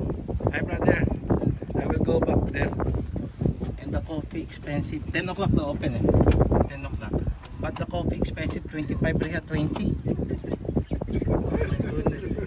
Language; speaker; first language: English; non-native, local second language; Filipino